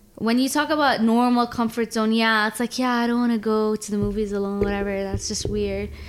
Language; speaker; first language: English; early bilingual, other home language; Arabic